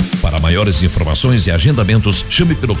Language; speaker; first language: Portuguese; native; Portuguese